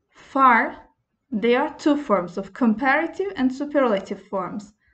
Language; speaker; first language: English; non-native, fluent; Azerbaijani